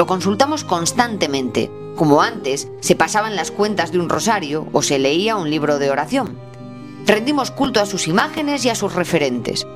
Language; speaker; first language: Spanish; native; Spanish